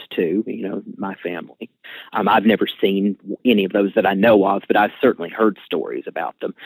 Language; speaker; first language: English; native; English